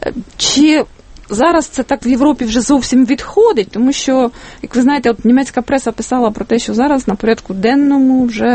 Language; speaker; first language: Ukrainian; native; Ukrainian